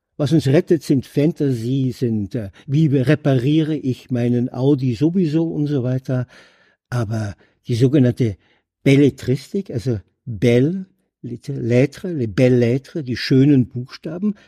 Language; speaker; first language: German; native; German